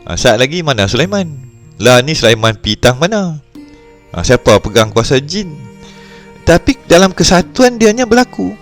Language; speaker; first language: Malay; native; Malay